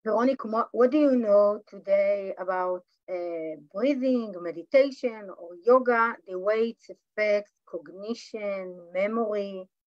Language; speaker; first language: English; non-native, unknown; Hebrew